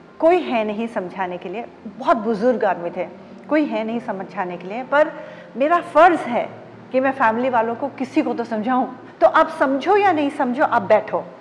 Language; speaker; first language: Hindi; non-native, local second language; Odia